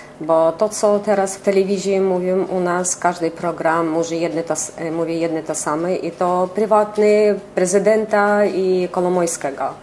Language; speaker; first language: Polish; non-native, local second language; Ukrainian